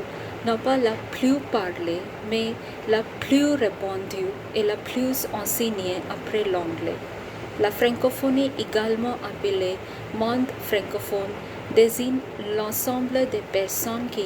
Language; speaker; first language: French; non-native, learner; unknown